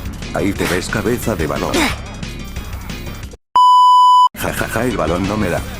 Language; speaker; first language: Spanish; native; Spanish